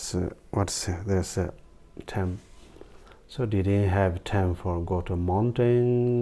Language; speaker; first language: English; non-native, learner; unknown